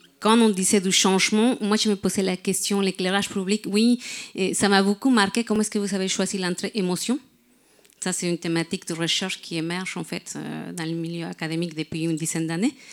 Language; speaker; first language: French; non-native, fluent; Spanish